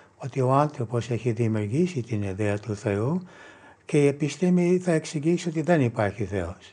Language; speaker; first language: Greek; non-native, fluent; English